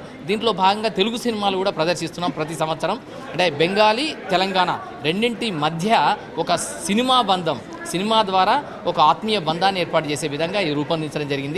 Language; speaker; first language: Telugu; native; Telugu